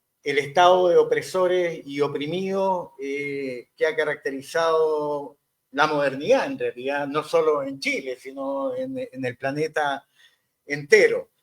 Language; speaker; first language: Spanish; native; Spanish